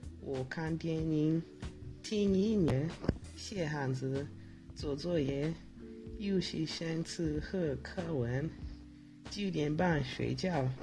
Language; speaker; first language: Chinese; non-native, learner; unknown